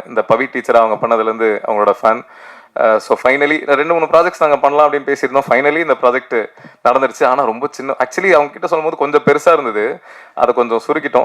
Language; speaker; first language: Tamil; native; Tamil